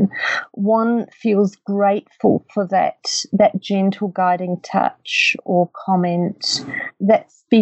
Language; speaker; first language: English; native; English